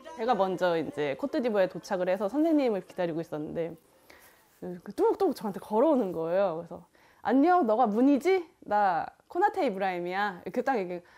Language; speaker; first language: Korean; native; Korean